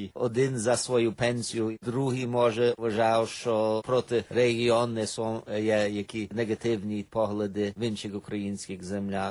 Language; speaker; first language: Ukrainian; early bilingual, heritage; Ukrainian